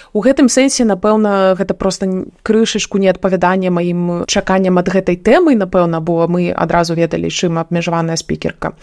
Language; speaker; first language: Belarusian; non-native, local second language; Russian